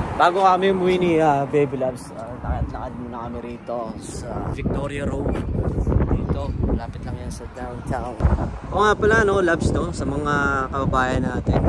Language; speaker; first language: Filipino; native; Filipino